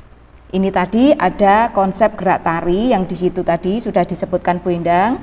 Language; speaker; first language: Malay; native; Malay